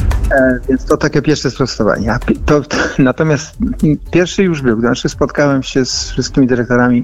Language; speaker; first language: Polish; native; Polish